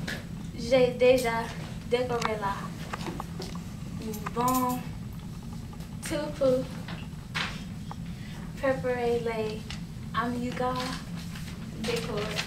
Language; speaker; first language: French; non-native, learner; English